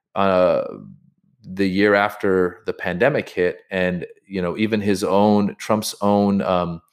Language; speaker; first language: English; native; English